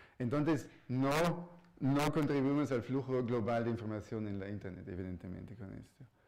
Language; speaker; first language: Spanish; non-native, fluent; German